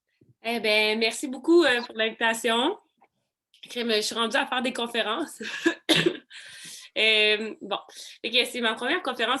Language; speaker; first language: French; native; French